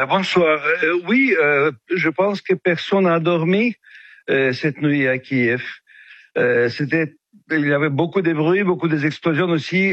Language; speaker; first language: French; non-native, fluent; Ukrainian